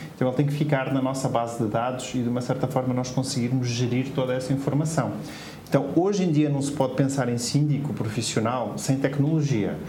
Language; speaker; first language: Portuguese; native; Portuguese